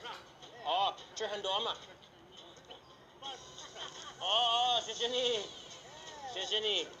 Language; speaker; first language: Chinese; non-native, learner; English